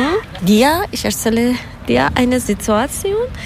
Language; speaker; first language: German; non-native, learner; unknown